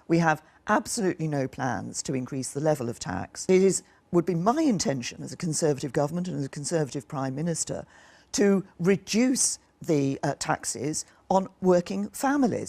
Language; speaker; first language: English; native; English